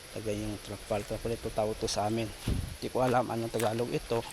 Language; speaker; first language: Filipino; non-native, local second language; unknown